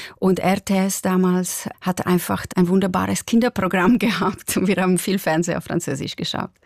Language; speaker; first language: German; non-native, local second language; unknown